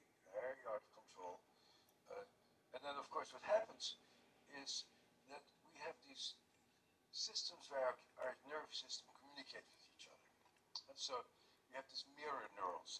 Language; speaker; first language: English; non-native, fluent; Dutch